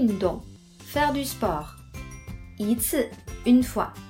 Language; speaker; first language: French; non-native, fluent; Chinese